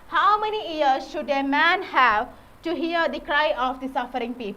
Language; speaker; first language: English; non-native, local second language; Malayalam